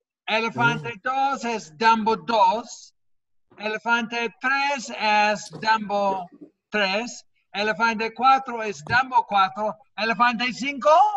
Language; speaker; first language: Spanish; non-native, fluent; English